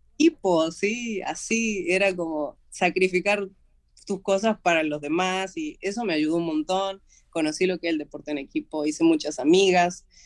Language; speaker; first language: Spanish; native; Spanish